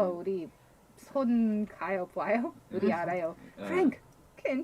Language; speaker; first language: Korean; non-native, learner; English